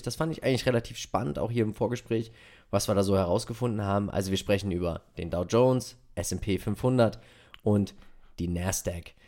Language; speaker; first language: German; native; German